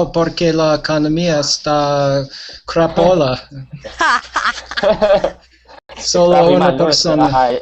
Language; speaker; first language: Spanish; non-native, learner; English